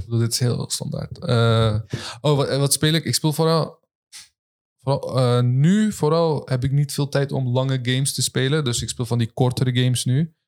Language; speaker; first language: Dutch; early bilingual, other home language; Turkish